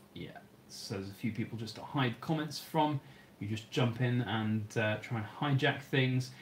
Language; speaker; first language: English; native; English